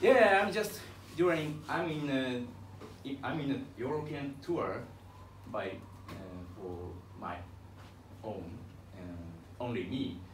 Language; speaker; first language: English; non-native, learner; Japanese